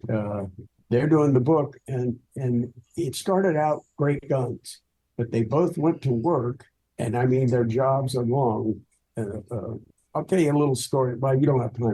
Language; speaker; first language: English; native; English